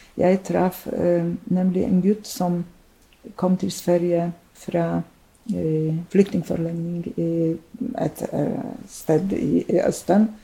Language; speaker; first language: Norwegian; non-native, fluent; Polish